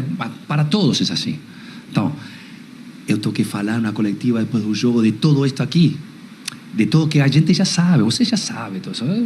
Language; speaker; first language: Portuguese; non-native, learner; Spanish